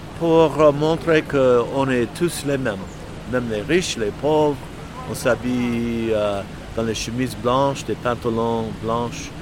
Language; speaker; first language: French; non-native, fluent; English